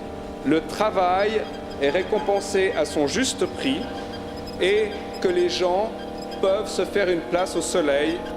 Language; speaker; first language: French; native; French